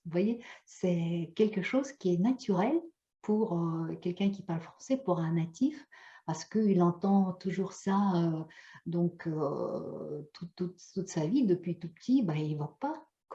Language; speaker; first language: French; non-native, fluent; Russian